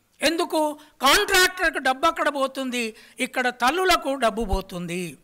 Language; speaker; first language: Telugu; native; Telugu